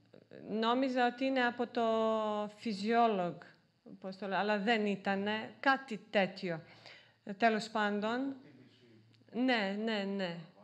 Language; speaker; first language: Greek; non-native, fluent; Serbian